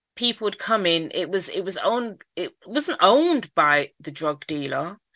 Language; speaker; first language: English; native; English